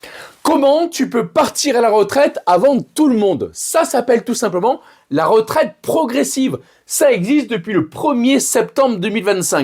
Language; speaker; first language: French; native; French